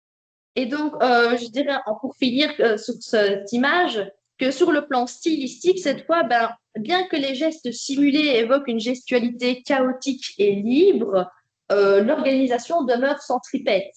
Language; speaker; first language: French; native; French